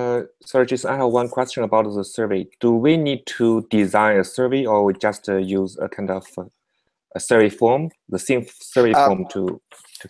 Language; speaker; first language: English; non-native, fluent; Chinese